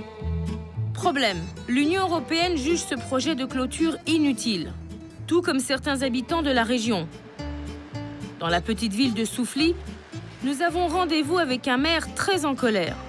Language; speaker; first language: French; native; French